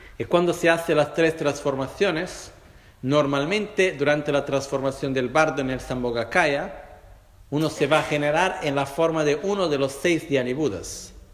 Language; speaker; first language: Spanish; non-native, fluent; Portuguese